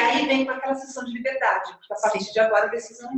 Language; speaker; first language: Portuguese; native; Portuguese